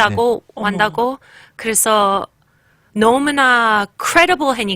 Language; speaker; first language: Korean; early bilingual, heritage; English